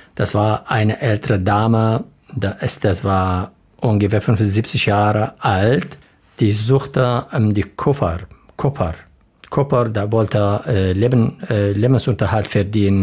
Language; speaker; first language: German; non-native, learner; Arabic